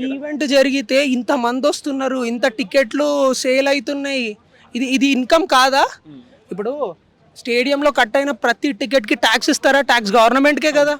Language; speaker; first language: Telugu; native; Telugu